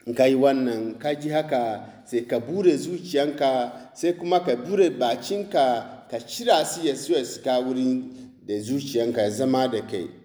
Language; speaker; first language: Hausa; non-native, local second language; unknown